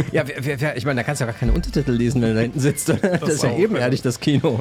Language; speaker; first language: German; native; German